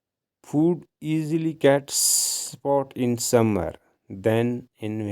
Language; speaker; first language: English; non-native, local second language; Urdu